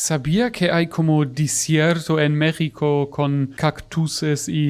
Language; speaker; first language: Spanish; non-native, fluent; German